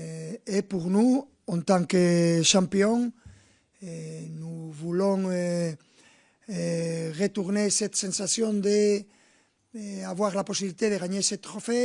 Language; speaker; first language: French; non-native, fluent; Spanish